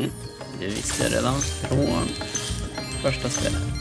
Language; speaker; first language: Swedish; native; Swedish